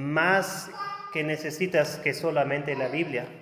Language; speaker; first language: Spanish; non-native, fluent; German